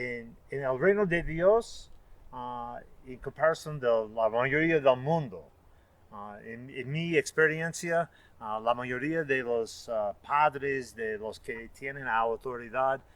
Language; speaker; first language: Spanish; non-native, fluent; English